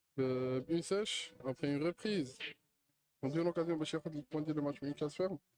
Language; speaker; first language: French; non-native, local second language; Arabic